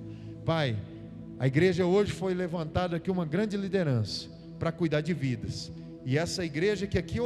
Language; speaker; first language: Portuguese; native; Portuguese